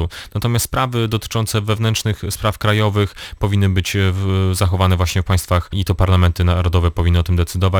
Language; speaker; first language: Polish; native; Polish